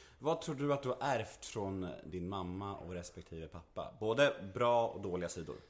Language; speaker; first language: Swedish; native; Swedish